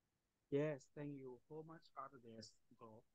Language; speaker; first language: English; non-native, learner; Indonesian